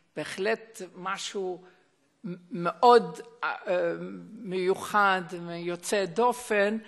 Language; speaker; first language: Hebrew; non-native, fluent; German